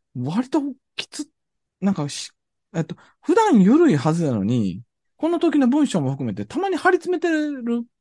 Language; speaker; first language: Japanese; native; Japanese